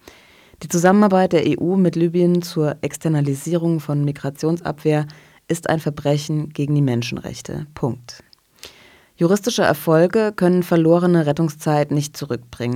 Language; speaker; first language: German; native; German